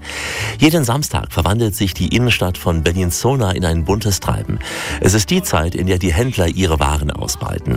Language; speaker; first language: German; native; German